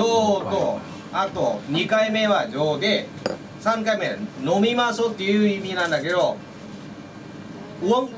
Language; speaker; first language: Japanese; non-native, fluent; Vietnamese